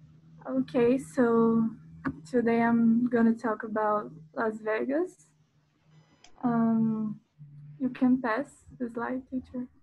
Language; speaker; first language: English; non-native, fluent; Portuguese